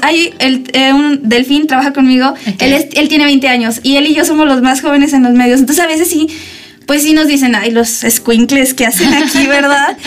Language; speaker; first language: Spanish; native; Spanish